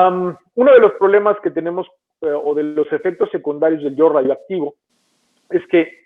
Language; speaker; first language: Spanish; native; Spanish